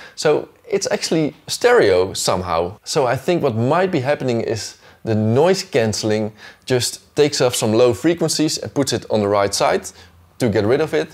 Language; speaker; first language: English; non-native, fluent; Dutch